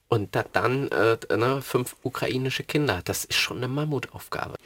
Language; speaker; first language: German; native; German